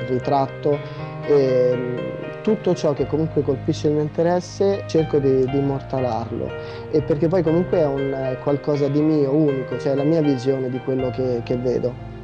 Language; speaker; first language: Italian; native; Italian